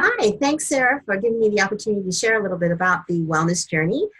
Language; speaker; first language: English; native; English